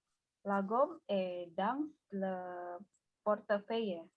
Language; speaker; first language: French; non-native, learner; Indonesian